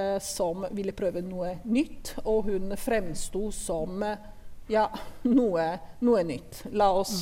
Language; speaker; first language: Norwegian; non-native, fluent; Italian